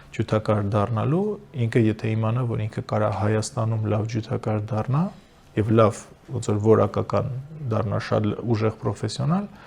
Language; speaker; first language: Armenian; native; Armenian